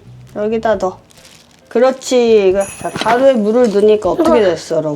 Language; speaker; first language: Korean; native; Korean